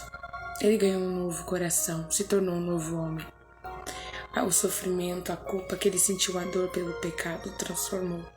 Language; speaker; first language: Portuguese; native; Portuguese